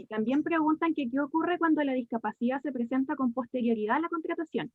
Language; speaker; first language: Spanish; native; Spanish